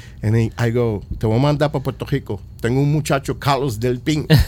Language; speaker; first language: Spanish; early bilingual, heritage; Spanish